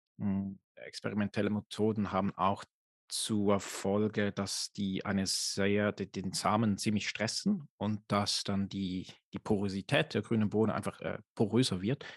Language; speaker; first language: German; native; German